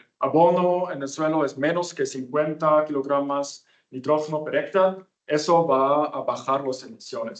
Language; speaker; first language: Spanish; non-native, fluent; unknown